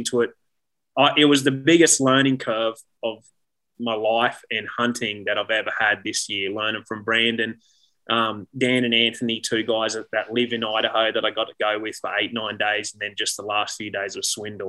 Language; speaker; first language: English; native; English